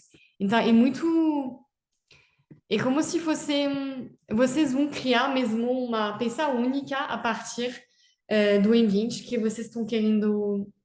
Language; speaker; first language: Portuguese; non-native, fluent; French